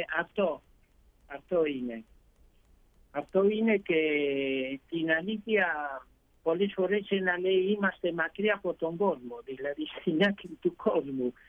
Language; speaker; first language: Greek; early bilingual, heritage; Greek